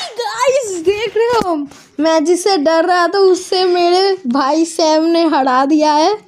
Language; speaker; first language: Hindi; non-native, local second language; Bangla